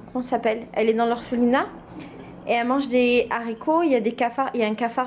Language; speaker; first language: French; native; French